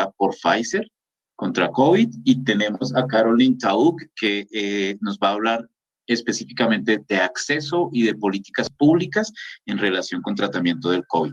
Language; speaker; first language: Spanish; native; Spanish